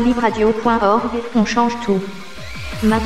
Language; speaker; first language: French; native; French